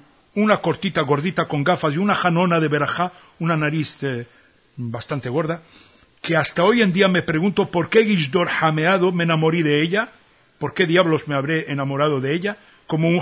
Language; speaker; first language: Spanish; early bilingual, heritage; Ladino